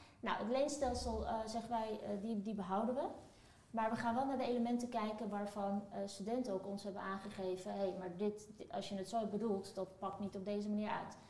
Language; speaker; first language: Dutch; early bilingual, other home language; Turkish